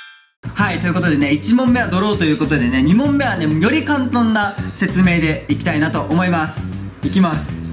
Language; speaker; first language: Japanese; native; Japanese